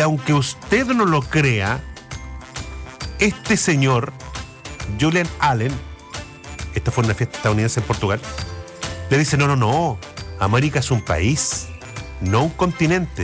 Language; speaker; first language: Spanish; native; Spanish